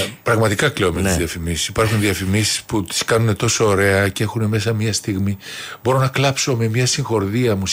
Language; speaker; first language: Greek; native; Greek